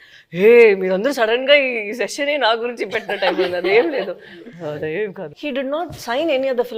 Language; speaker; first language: Telugu; non-native, fluent; Tamil